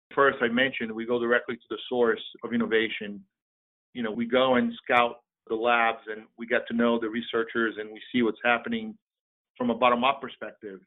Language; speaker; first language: English; non-native, fluent; Portuguese